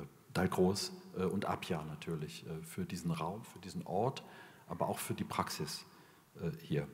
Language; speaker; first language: German; native; German